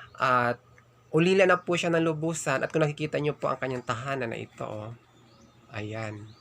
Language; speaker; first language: Filipino; non-native, local second language; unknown